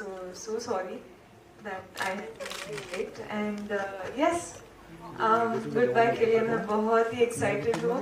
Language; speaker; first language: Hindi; non-native, local second language; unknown